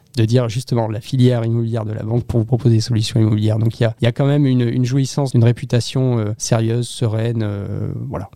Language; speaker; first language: French; native; French